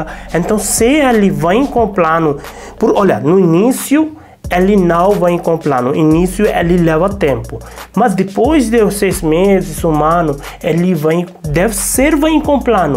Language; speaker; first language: Portuguese; non-native, learner; Hindi